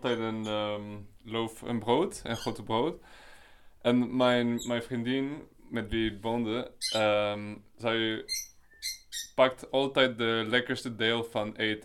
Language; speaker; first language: Dutch; non-native, learner; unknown